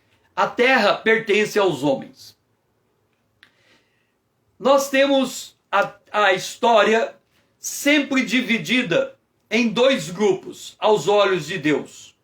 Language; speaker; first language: Portuguese; native; Portuguese